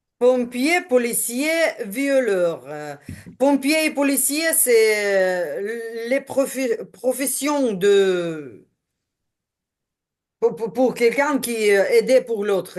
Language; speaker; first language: French; non-native, learner; Ukrainian